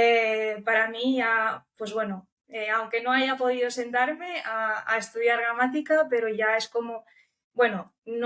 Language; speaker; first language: Spanish; early bilingual, other home language; Romanian